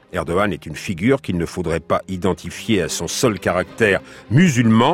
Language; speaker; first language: French; native; French